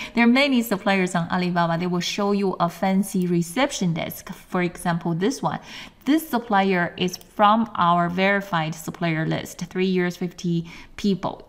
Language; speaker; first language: English; non-native, fluent; Chinese